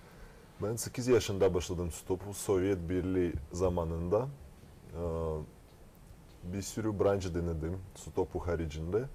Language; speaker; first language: Turkish; non-native, fluent; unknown